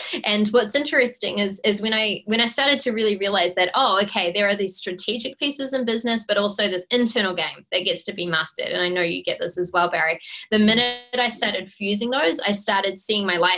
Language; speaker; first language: English; native; English